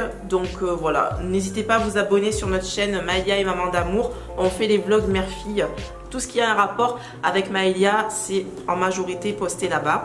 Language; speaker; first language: French; native; French